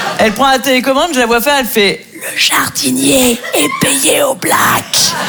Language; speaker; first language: French; native; French